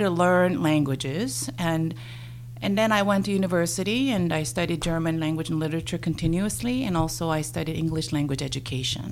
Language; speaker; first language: English; non-native, fluent; Korean